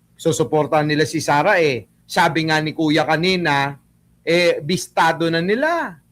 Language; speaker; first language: Filipino; native; Filipino